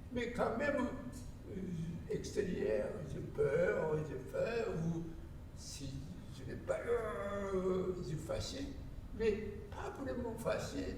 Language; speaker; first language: French; non-native, learner; Japanese